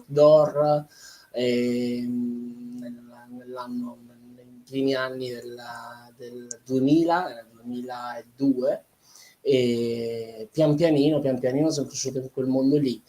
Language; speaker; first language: Italian; native; Italian